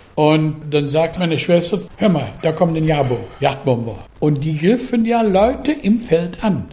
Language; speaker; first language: German; native; German